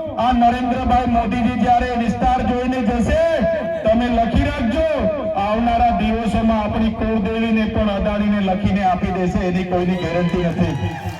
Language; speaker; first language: Gujarati; non-native, local second language; Vasavi